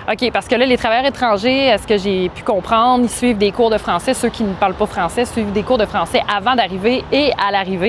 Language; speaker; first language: French; native; French